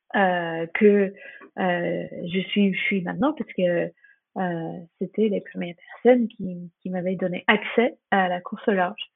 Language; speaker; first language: French; non-native, fluent; English